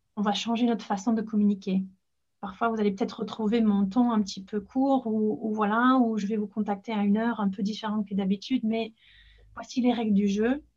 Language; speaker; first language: French; non-native, fluent; English